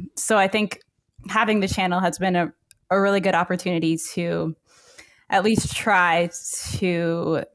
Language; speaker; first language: English; native; English